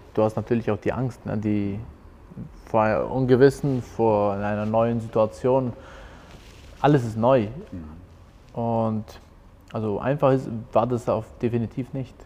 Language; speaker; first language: German; early bilingual, other home language; Albanian